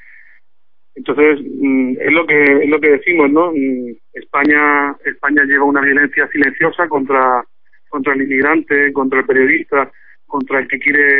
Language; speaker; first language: Spanish; native; Spanish